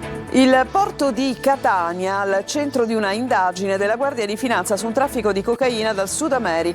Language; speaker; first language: Italian; native; Italian